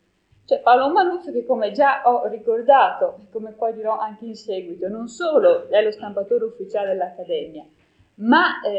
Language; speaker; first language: Italian; native; Italian